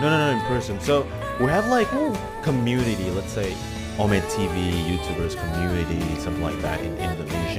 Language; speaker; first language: English; non-native, fluent; Indonesian